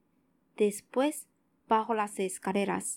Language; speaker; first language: Spanish; non-native, learner; Japanese